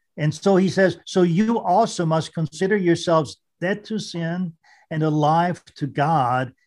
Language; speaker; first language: English; non-native, fluent; German